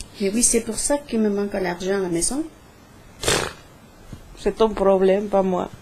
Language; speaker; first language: French; non-native, learner; Spanish